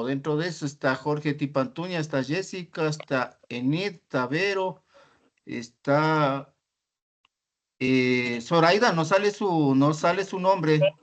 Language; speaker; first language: Spanish; native; Spanish